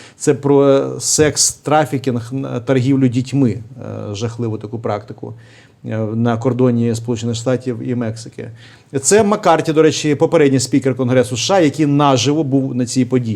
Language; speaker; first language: Ukrainian; native; Ukrainian